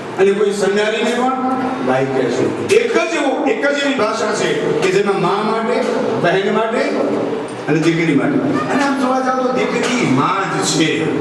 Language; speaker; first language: Gujarati; non-native, local second language; Kachhi